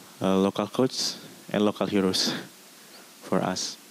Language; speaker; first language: English; non-native, learner; Indonesian